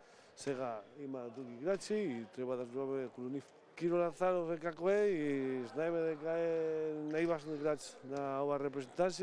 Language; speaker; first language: Macedonian; non-native, learner; Spanish